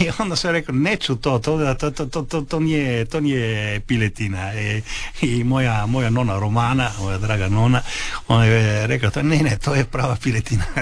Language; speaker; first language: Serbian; early bilingual, heritage; Italian